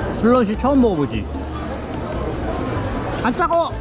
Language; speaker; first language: Korean; native; Korean